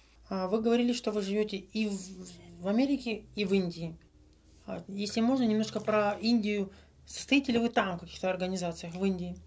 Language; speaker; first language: Russian; native; Russian